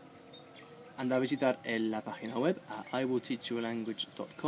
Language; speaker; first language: Spanish; non-native, fluent; English